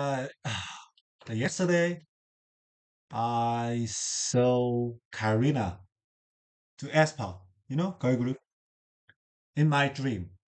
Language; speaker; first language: English; non-native, learner; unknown